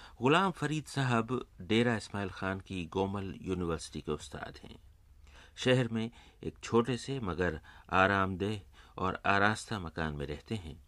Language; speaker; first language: Urdu; native; Urdu